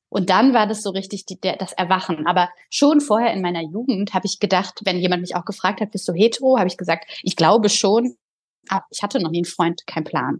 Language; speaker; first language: German; early bilingual, other home language; Bulgarian